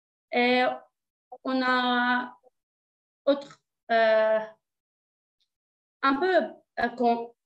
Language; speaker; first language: French; non-native, learner; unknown